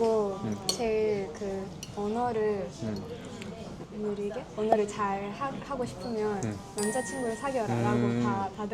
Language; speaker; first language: Korean; non-native, fluent; Japanese